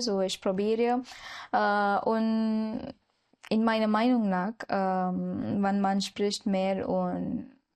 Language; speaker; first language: German; non-native, learner; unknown